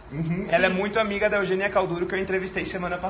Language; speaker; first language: Portuguese; native; Portuguese